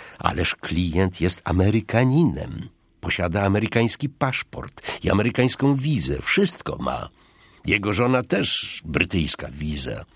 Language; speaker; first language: Polish; native; Polish